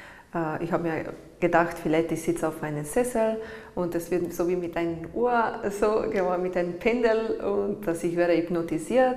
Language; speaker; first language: German; non-native, learner; Italian